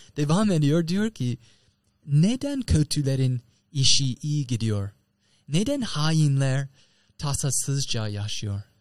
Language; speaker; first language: Turkish; non-native, fluent; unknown